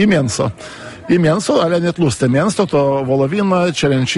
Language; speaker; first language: Polish; non-native, fluent; Lithuanian